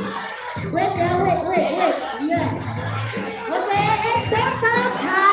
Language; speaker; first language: English; non-native, learner; Indonesian